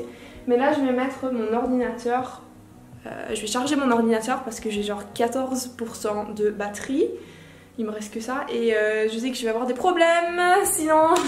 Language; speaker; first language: French; non-native, fluent; Finnish